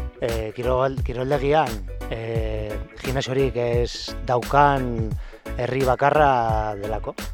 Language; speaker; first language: Basque; non-native, learner; Spanish